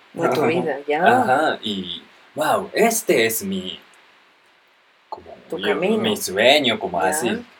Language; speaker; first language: Spanish; non-native, learner; Japanese